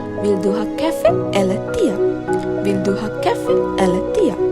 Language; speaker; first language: Swedish; non-native, learner; Sinhala